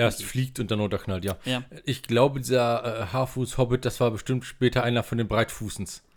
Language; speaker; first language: German; native; German